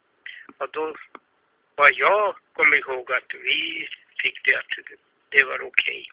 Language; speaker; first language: Swedish; non-native, fluent; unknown